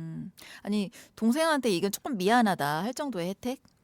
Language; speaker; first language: Korean; native; Korean